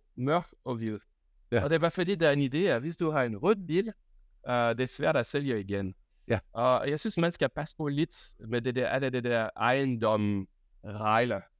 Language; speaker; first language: Danish; non-native, fluent; French